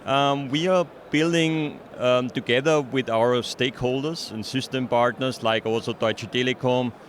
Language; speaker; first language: English; non-native, fluent; German